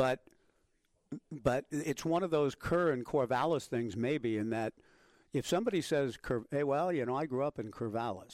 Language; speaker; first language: English; native; English